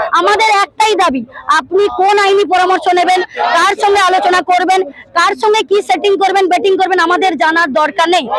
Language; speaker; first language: Bangla; native; Bangla